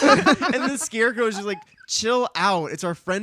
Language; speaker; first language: English; native; English